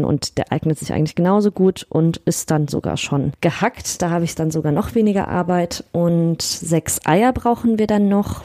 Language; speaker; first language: German; native; German